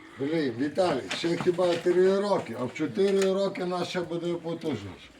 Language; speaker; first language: Ukrainian; native; Ukrainian